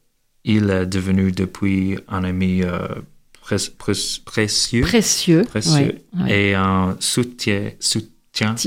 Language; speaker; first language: French; non-native, learner; English